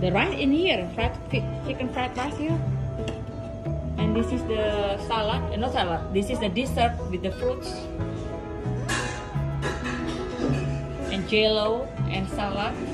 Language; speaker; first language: English; non-native, learner; Indonesian